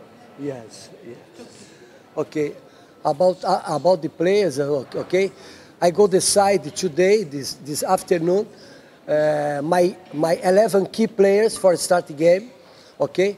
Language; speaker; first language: English; non-native, learner; Portuguese